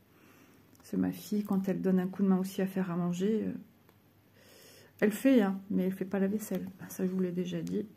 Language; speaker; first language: French; native; French